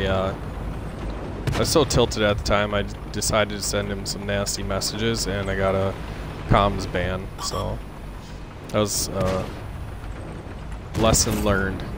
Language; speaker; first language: English; native; English